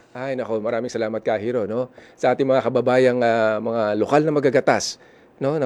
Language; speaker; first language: Filipino; non-native, local second language; Iloko